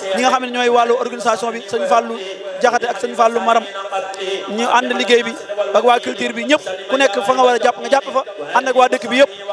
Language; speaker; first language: Wolof; native; Wolof